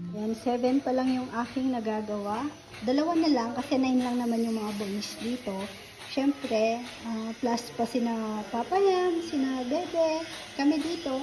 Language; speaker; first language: Filipino; native; Filipino